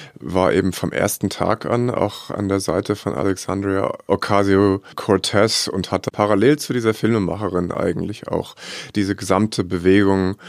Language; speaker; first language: German; native; German